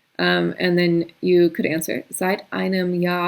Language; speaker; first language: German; non-native, fluent; English